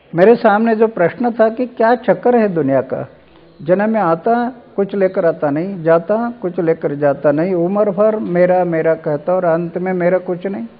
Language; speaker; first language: Hindi; non-native, local second language; Marathi